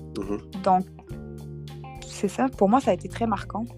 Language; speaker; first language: French; native; French